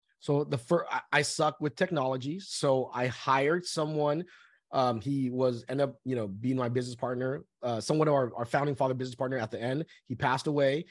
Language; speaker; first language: English; early bilingual, other home language; Vietnamese